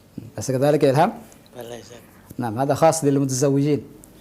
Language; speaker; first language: Arabic; non-native, fluent; Indonesian